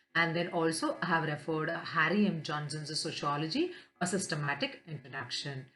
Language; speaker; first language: English; non-native, local second language; Kannada